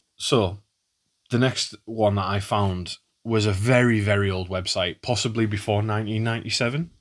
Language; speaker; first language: English; native; English